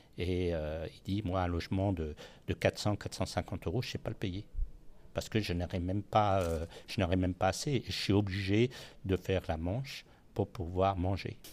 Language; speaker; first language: French; native; French